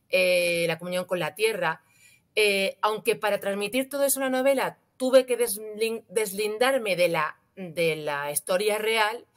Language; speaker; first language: Spanish; native; Spanish